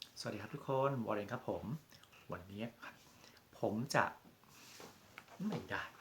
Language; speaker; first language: Thai; native; Thai